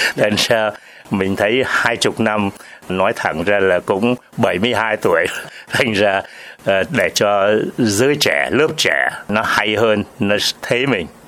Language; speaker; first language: Vietnamese; native; Vietnamese